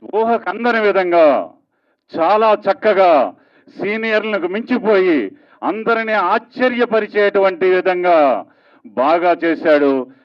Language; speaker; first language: Telugu; native; Telugu